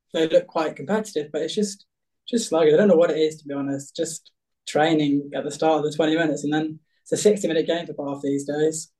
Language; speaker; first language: English; native; English